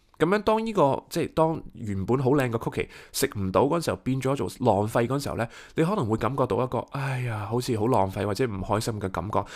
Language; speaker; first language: Cantonese; early bilingual, heritage; Cantonese